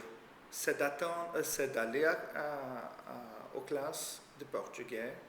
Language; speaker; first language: French; non-native, fluent; Portuguese